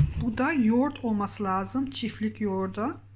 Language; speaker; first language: Turkish; early bilingual, heritage; Turkish